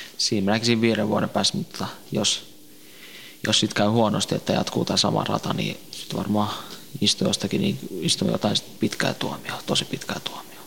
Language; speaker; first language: Finnish; early bilingual, other home language; Central Kurdish